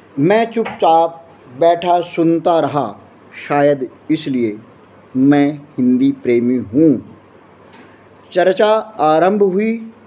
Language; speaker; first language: Hindi; native; Hindi